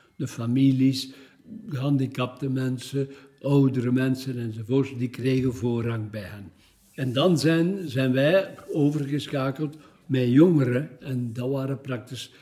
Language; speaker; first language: Dutch; native; Dutch